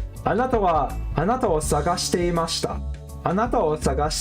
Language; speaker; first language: Japanese; non-native, learner; English